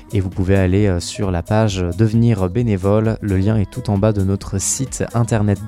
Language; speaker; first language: French; native; French